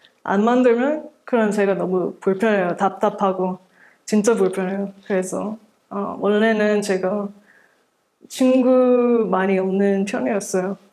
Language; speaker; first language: Korean; early bilingual, heritage; English